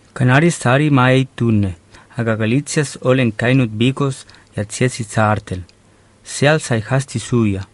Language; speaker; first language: Estonian; non-native, learner; Catalan